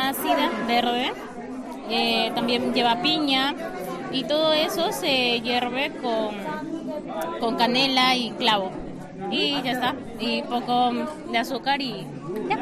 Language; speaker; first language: Spanish; native; Spanish